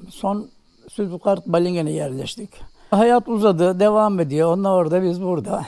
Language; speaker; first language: Turkish; native; Turkish